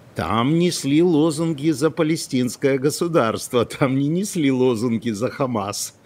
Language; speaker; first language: Russian; non-native, local second language; Ukrainian